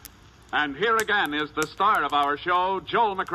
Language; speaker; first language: English; native; English